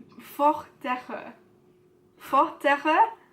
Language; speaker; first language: French; non-native, learner; English